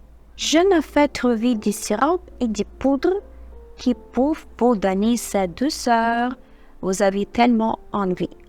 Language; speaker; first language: French; non-native, fluent; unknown